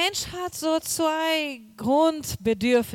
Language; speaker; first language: German; non-native, learner; Portuguese